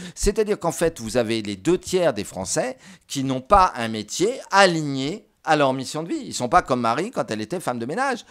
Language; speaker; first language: French; native; French